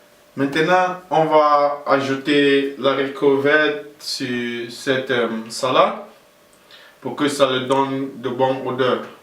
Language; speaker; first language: French; non-native, fluent; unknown